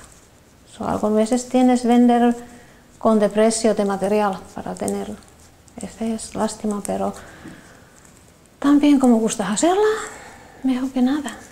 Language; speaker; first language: Spanish; non-native, learner; Finnish